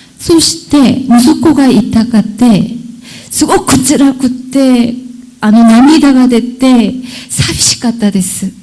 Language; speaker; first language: Japanese; non-native, learner; Korean